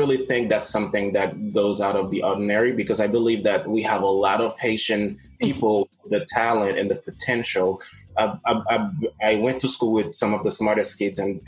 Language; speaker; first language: English; non-native, fluent; Haitian Creole